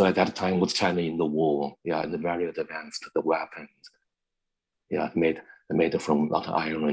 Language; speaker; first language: English; non-native, learner; Chinese